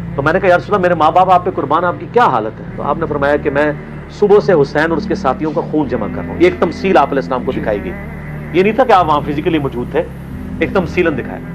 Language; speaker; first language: Urdu; non-native, local second language; Punjabi